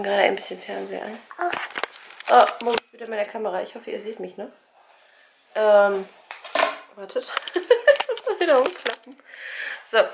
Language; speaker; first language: German; native; German